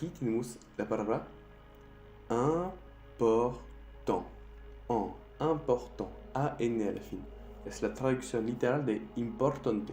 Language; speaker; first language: Spanish; non-native, fluent; French